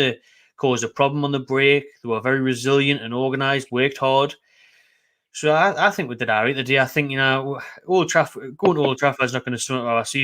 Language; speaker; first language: English; native; English